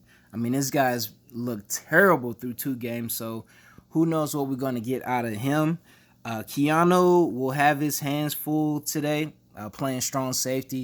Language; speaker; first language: English; native; English